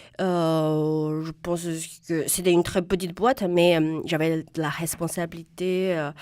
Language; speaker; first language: French; non-native, fluent; Chinese